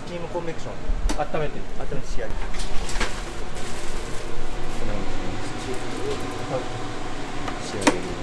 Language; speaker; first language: Japanese; native; Japanese